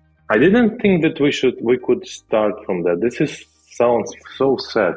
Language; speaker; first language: English; non-native, fluent; Russian